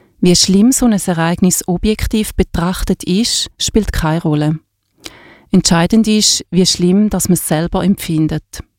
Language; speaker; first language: German; native; German